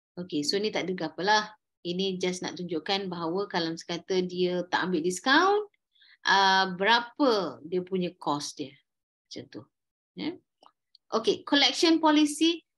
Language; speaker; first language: Malay; native; Malay